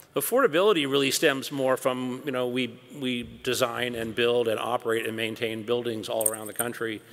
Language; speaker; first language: English; native; English